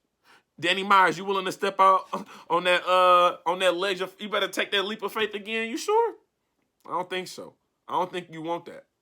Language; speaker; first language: English; native; English